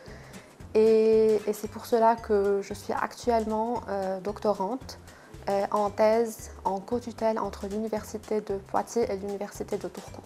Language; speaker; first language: French; non-native, local second language; Arabic